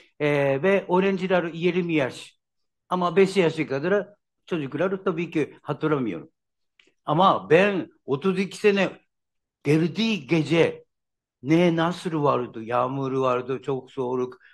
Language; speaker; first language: Turkish; non-native, learner; Japanese